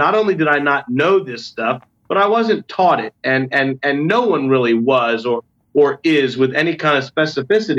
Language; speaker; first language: English; native; English